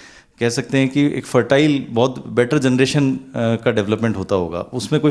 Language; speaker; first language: Hindi; native; Hindi